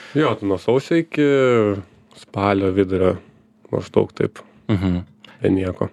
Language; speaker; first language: Lithuanian; native; Lithuanian